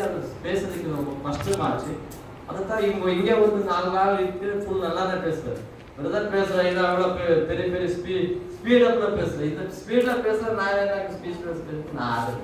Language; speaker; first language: Tamil; non-native, learner; Kannada